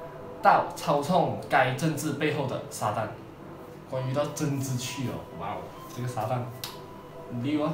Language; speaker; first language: Chinese; native; Chinese